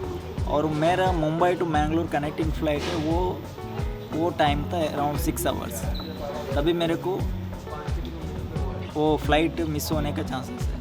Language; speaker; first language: Hindi; non-native, local second language; Tulu